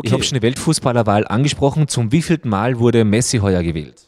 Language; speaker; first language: German; native; German